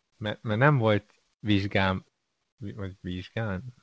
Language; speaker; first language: Hungarian; non-native, learner; Chinese